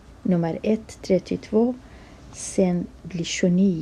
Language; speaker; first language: Swedish; non-native, fluent; Kurdish